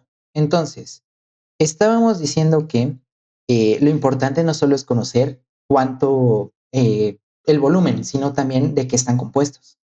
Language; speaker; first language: Spanish; native; Spanish